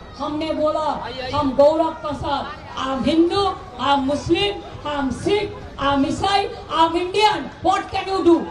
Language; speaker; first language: Hindi; non-native, local second language; Bangla